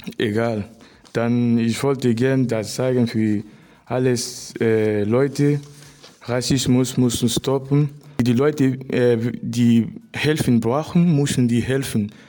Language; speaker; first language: German; non-native, learner; Persian